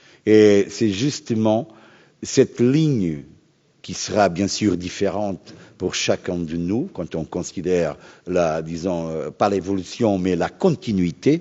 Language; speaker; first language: French; non-native, fluent; Portuguese